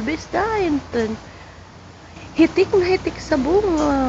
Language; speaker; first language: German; non-native, learner; Filipino